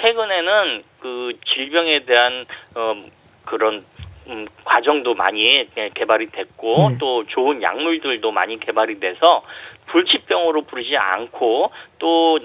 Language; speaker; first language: Korean; native; Korean